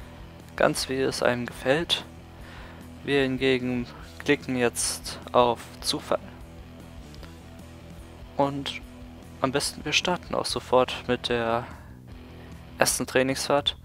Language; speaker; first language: German; native; German